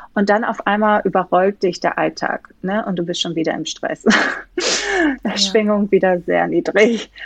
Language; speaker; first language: German; non-native, fluent; Greek